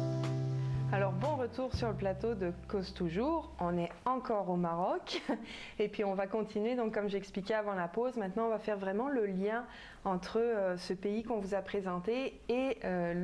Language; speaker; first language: French; native; French